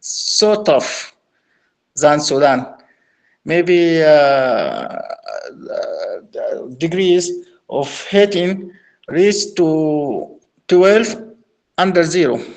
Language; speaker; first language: English; non-native, learner; Arabic